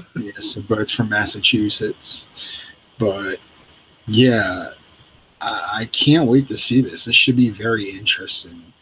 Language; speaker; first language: English; native; English